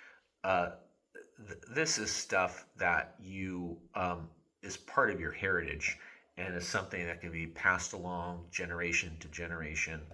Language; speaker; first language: English; native; English